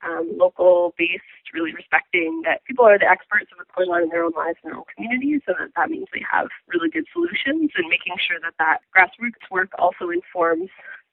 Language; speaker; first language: English; native; English